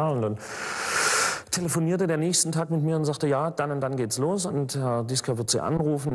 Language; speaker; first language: German; native; German